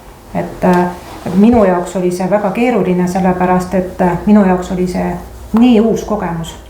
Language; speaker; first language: Estonian; native; Estonian